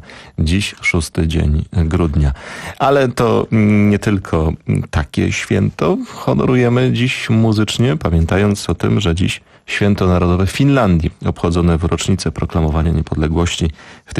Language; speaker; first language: Polish; native; Polish